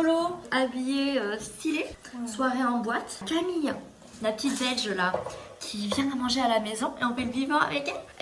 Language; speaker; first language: French; native; French